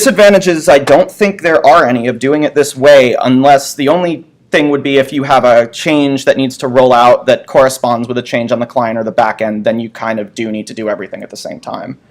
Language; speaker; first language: English; native; English